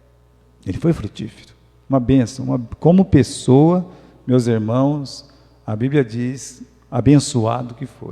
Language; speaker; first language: Portuguese; native; Portuguese